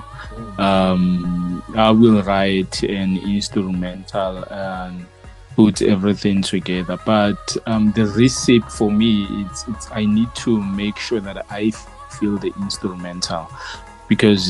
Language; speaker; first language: English; non-native, local second language; Northern Sotho